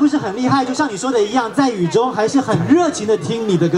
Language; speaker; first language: Chinese; native; Chinese